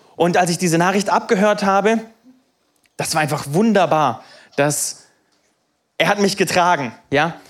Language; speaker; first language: German; native; German